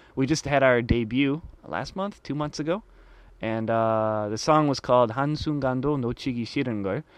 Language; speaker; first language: English; native; English